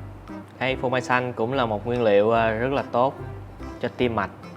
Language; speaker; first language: Vietnamese; native; Vietnamese